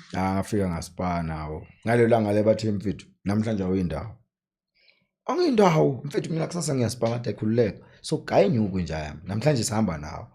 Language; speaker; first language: Zulu; native; Zulu